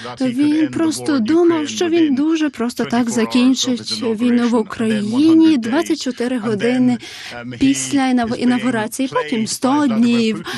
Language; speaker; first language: Ukrainian; non-native, fluent; English